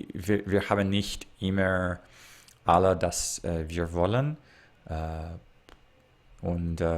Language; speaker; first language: German; non-native, learner; English